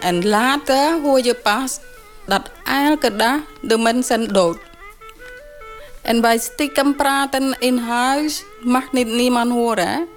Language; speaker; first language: Dutch; non-native, learner; Khmer